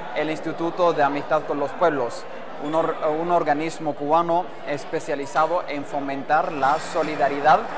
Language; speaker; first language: Spanish; non-native, fluent; Arabic